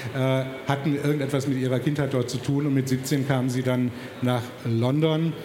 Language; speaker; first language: German; native; German